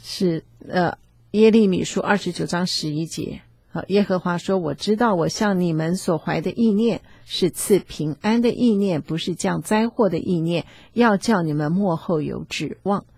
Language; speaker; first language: Chinese; native; Chinese